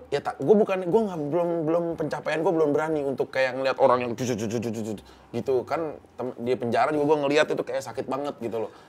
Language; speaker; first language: Indonesian; native; Indonesian